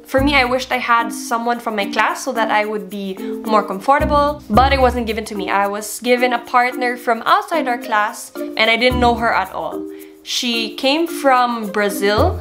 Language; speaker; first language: English; non-native, local second language; Filipino